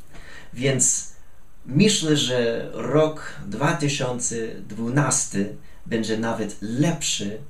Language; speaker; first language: Polish; non-native, fluent; English